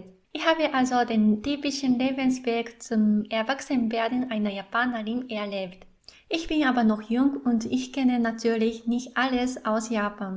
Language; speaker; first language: German; non-native, fluent; Japanese